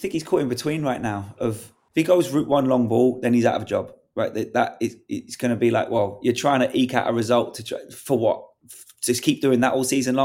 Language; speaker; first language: English; native; English